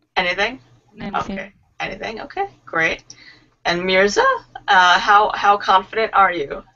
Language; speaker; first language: English; native; English